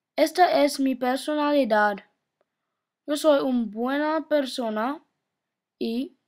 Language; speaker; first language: Spanish; non-native, learner; English